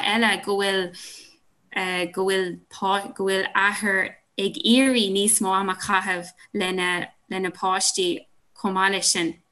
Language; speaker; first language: Irish; non-native, local second language; English